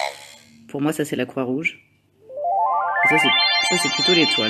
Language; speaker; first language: French; native; French